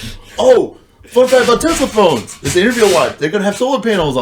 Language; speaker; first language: English; native; English